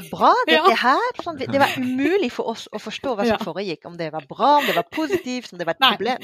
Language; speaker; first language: Norwegian; non-native, fluent; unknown